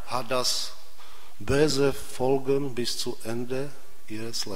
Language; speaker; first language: German; non-native, fluent; Polish